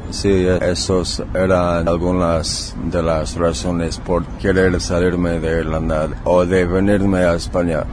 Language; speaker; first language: Spanish; non-native, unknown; English